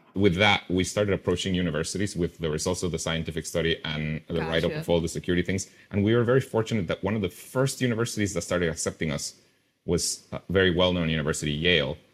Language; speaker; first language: English; non-native, fluent; Spanish